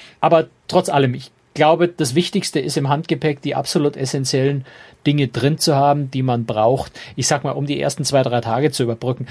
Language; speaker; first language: German; native; German